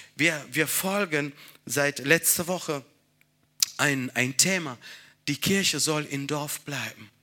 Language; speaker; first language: German; non-native, fluent; Italian